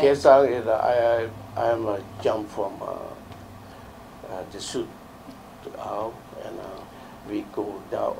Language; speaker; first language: English; non-native, learner; Lao